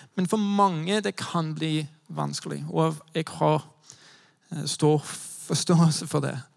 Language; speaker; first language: Norwegian; non-native, fluent; English